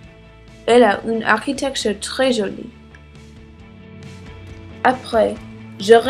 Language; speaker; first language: French; non-native, learner; English